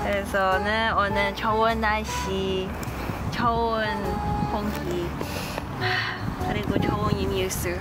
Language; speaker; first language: Korean; non-native, learner; Cantonese